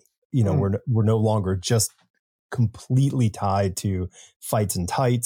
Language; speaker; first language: English; native; English